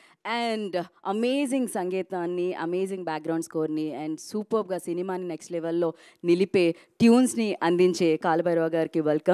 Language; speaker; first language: Telugu; native; Telugu